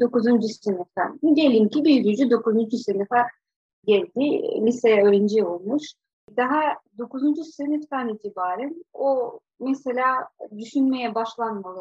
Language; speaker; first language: Turkish; non-native, fluent; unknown